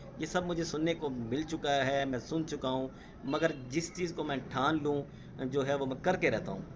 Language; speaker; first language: Urdu; non-native, local second language; Saraiki